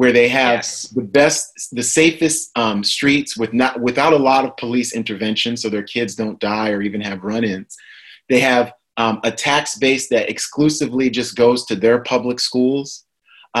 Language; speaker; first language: English; native; English